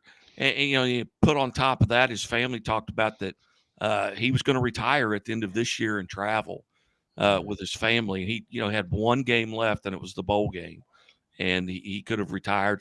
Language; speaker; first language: English; native; English